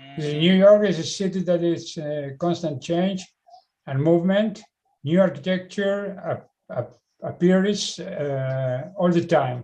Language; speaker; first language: English; non-native, learner; Spanish